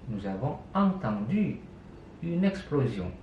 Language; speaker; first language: French; non-native, fluent; Indonesian